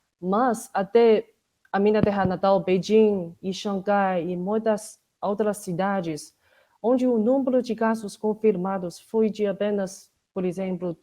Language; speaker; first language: Portuguese; non-native, fluent; Chinese